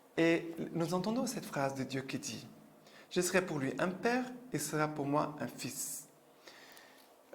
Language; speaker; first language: French; non-native, fluent; Portuguese